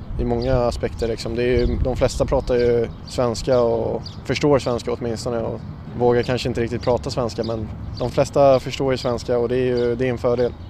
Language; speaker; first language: Swedish; native; Swedish